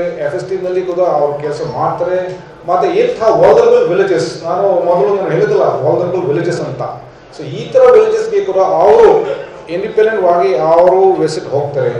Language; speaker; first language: Kannada; non-native, fluent; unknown